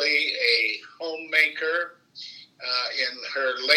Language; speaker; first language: English; native; English